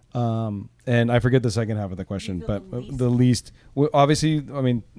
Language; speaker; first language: English; native; English